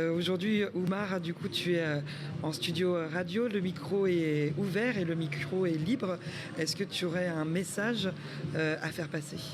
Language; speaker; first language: French; native; French